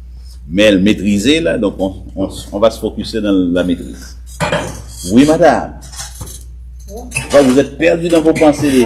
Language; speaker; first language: French; native; French